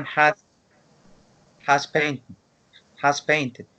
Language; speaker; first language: English; non-native, learner; Spanish